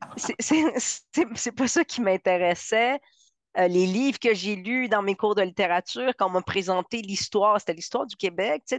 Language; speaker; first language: French; early bilingual, other home language; Spanish